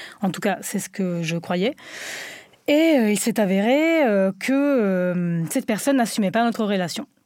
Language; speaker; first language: French; non-native, fluent; Italian